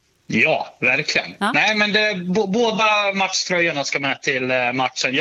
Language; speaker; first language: Swedish; early bilingual, other home language; Bosnian